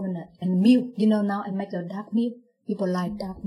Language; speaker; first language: English; non-native, learner; Vietnamese